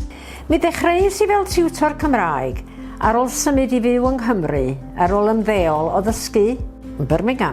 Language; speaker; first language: Welsh; non-native, fluent; English